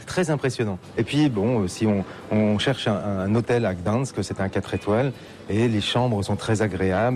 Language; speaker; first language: French; native; French